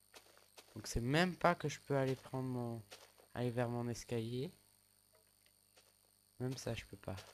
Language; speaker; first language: French; native; French